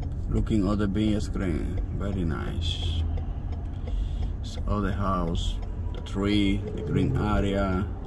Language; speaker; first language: English; non-native, learner; Spanish